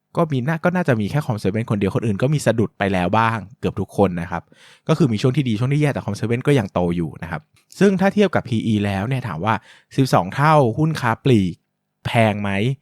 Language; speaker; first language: Thai; native; Thai